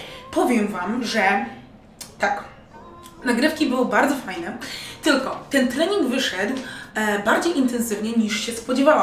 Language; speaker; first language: Polish; native; Polish